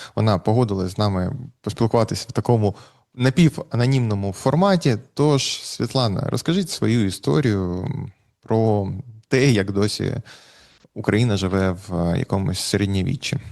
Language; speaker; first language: Ukrainian; native; Ukrainian